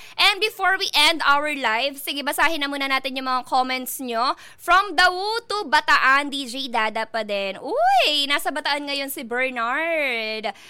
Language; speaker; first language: Filipino; non-native, local second language; Bikol